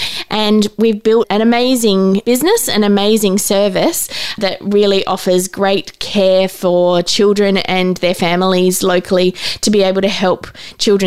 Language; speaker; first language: English; native; English